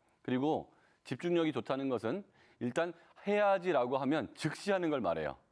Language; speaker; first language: Korean; native; Korean